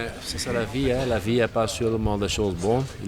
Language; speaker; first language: French; non-native, learner; Dutch